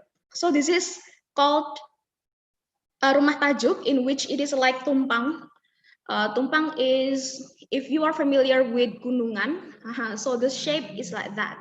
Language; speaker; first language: English; non-native, fluent; Indonesian